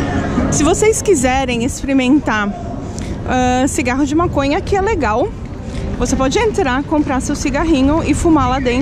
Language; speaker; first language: Portuguese; native; Portuguese